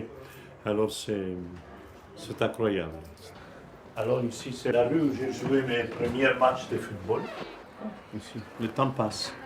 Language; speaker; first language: French; non-native, fluent; Spanish